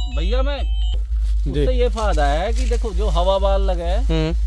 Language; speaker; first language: Hindi; native; Hindi